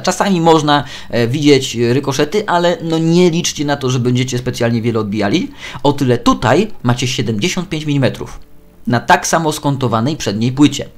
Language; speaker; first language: Polish; native; Polish